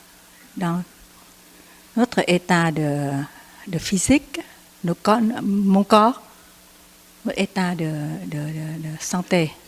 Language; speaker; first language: French; non-native, learner; Vietnamese